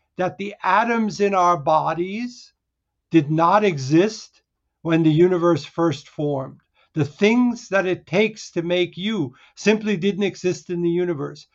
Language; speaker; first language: English; early bilingual, other home language; Hungarian